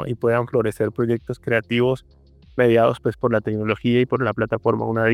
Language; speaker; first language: Spanish; native; Spanish